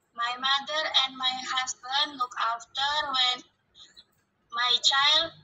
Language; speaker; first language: English; non-native, learner; Indonesian